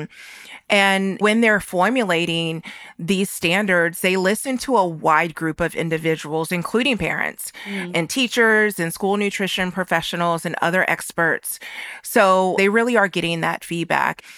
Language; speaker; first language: English; native; English